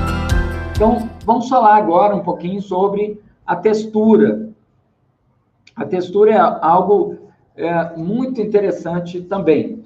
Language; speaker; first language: Portuguese; native; Portuguese